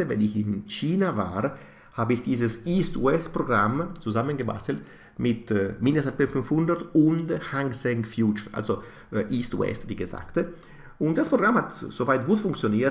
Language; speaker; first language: German; non-native, fluent; Italian